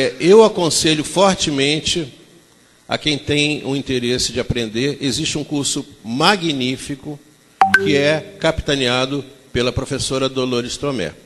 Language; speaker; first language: Portuguese; native; Portuguese